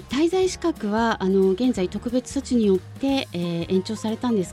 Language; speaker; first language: Japanese; native; Japanese